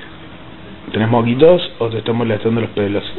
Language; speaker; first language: Spanish; native; Spanish